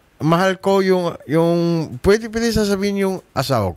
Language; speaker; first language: Filipino; non-native, learner; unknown